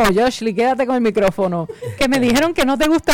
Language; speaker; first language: Spanish; native; Spanish